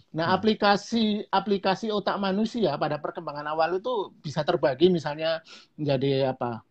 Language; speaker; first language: Indonesian; non-native, local second language; Javanese